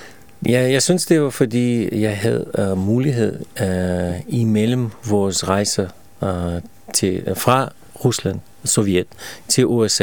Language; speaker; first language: Danish; non-native, fluent; Russian